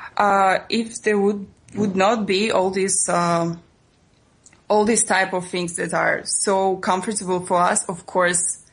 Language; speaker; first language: English; non-native, fluent; Russian